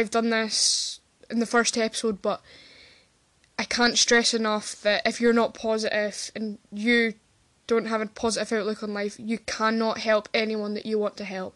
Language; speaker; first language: English; native; English